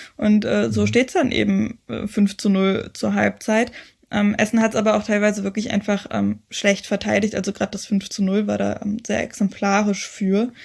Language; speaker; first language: German; native; German